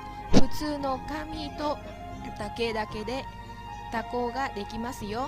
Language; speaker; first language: Japanese; non-native, learner; Vietnamese